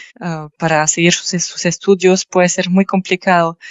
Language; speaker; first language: Spanish; non-native, fluent; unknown